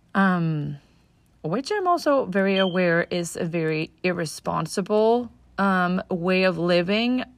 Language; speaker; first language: English; non-native, fluent; Danish